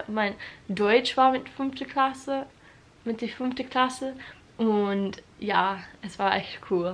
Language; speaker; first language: German; non-native, learner; English